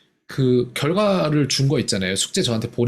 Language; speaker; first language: Korean; native; Korean